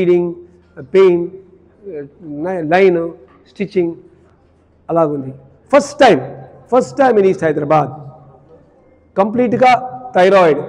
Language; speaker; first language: Telugu; non-native, learner; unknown